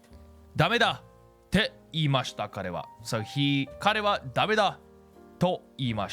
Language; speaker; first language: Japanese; non-native, fluent; English